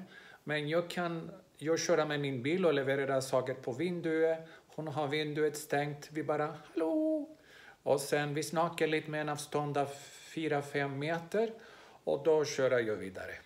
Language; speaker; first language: Swedish; non-native, fluent; Greek